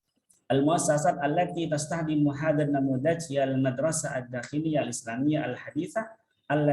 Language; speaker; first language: Arabic; non-native, fluent; Indonesian